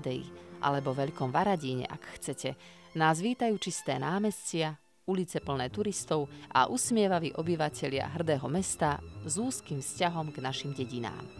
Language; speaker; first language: Slovak; native; Slovak